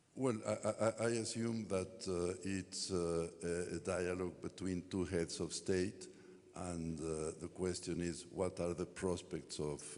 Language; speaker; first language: English; non-native, fluent; Spanish